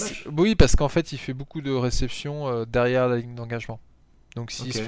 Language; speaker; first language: French; native; French